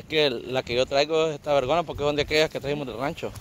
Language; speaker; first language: Spanish; native; Spanish